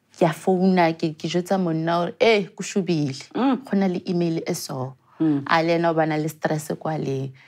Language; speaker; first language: English; non-native, local second language; Southern Sotho